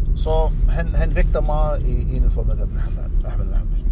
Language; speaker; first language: Danish; non-native, fluent; Arabic